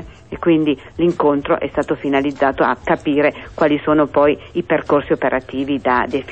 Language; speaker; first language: Italian; native; Italian